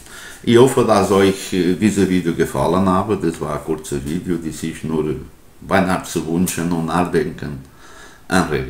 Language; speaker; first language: German; non-native, learner; Portuguese